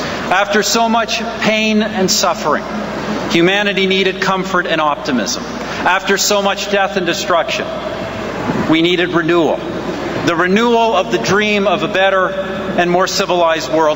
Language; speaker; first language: English; native; English